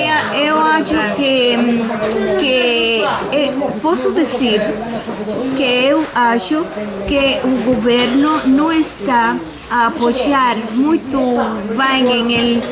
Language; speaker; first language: Portuguese; non-native, learner; Spanish